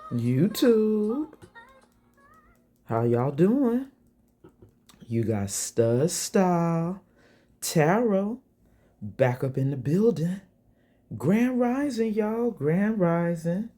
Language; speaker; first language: English; native; English